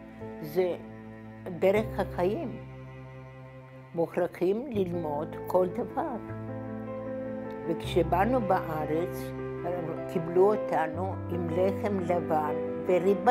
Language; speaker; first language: Hebrew; non-native, fluent; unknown